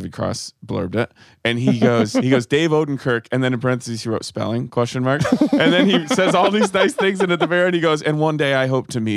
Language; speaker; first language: English; native; English